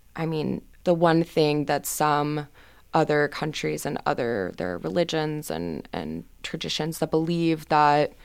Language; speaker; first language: English; native; English